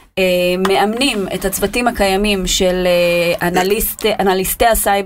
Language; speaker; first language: Hebrew; native; Hebrew